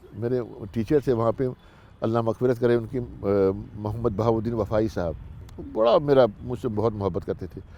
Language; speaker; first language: Urdu; non-native, local second language; Kashmiri